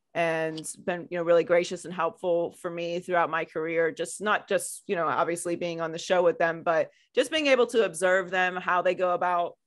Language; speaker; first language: English; native; English